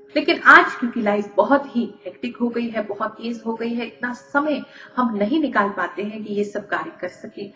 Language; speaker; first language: Hindi; native; Hindi